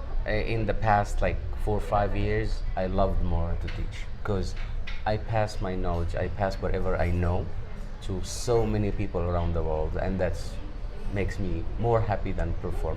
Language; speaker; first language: English; non-native, fluent; Arabic